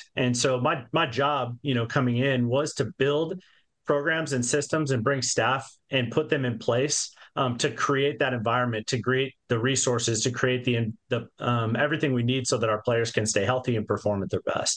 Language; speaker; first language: English; native; English